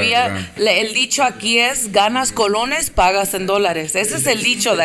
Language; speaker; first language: Spanish; early bilingual, heritage; Spanish